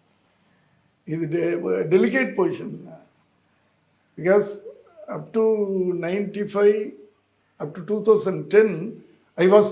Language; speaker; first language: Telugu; non-native, learner; Tamil